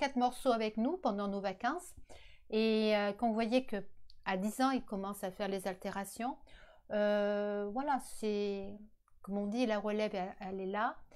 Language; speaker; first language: French; native; French